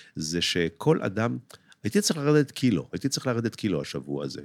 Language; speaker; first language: Hebrew; native; Hebrew